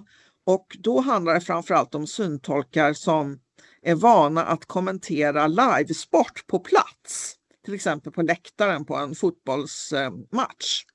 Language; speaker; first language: Swedish; native; Swedish